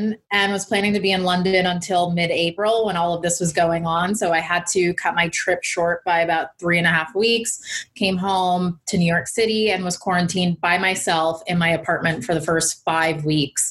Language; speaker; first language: English; native; English